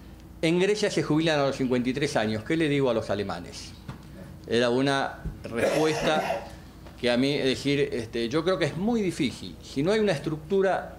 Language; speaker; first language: Spanish; native; Spanish